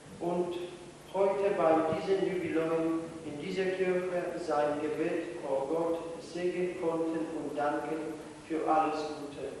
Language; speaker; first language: German; non-native, learner; Polish